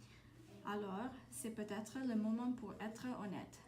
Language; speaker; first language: French; non-native, learner; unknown